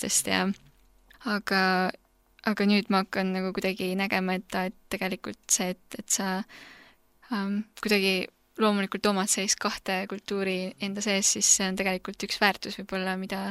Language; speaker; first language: Estonian; early bilingual, other home language; Korean